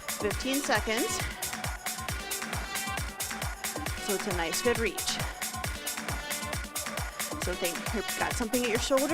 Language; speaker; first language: English; native; English